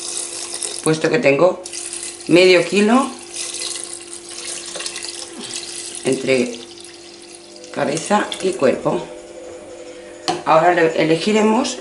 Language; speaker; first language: Spanish; native; Spanish